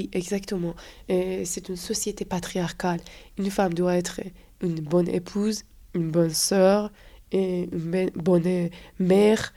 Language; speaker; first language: French; non-native, fluent; Persian